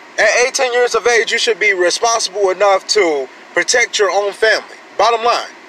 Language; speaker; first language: English; native; English